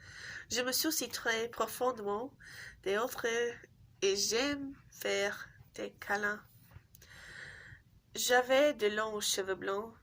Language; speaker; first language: French; non-native, learner; English